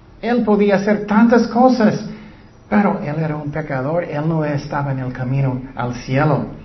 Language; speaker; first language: Spanish; non-native, learner; English